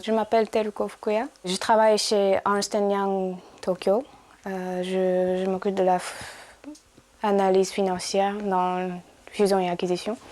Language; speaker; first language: French; non-native, fluent; Japanese